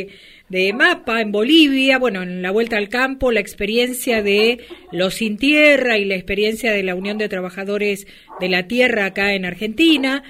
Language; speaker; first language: Spanish; native; Spanish